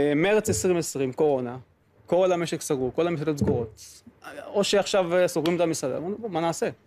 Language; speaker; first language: Hebrew; early bilingual, other home language; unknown